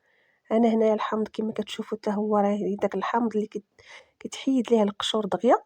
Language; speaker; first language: Arabic; native; Arabic